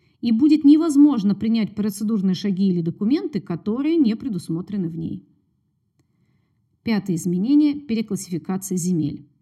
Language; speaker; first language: Russian; native; Russian